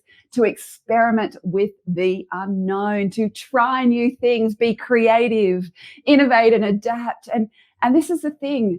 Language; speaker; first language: English; native; English